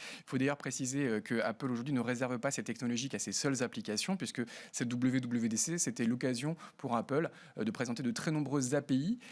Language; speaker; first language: French; native; French